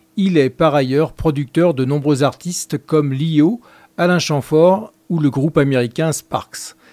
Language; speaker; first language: French; native; French